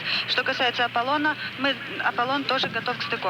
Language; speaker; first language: Russian; non-native, learner; English